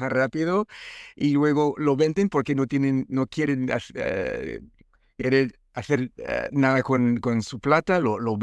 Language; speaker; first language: Spanish; non-native, fluent; French